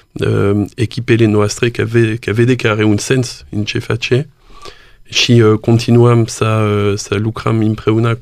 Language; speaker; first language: Romanian; non-native, learner; French